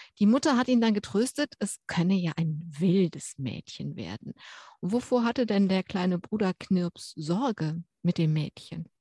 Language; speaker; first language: German; native; German